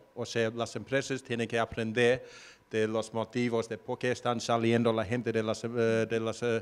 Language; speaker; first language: Spanish; non-native, fluent; English